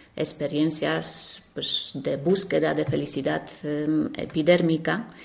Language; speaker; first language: Spanish; non-native, fluent; Polish